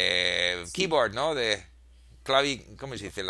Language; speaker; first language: Spanish; non-native, fluent; English